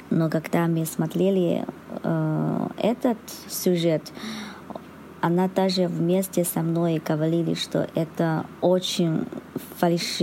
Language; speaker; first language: Russian; non-native, learner; Chinese